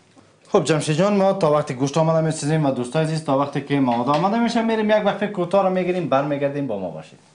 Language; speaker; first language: Persian; native; Persian